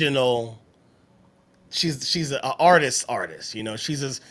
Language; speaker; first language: English; native; English